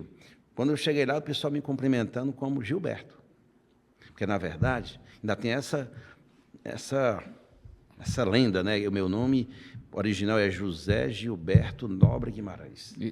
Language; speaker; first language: Portuguese; native; Portuguese